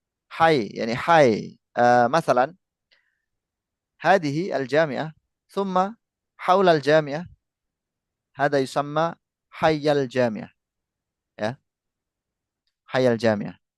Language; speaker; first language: Arabic; non-native, fluent; Indonesian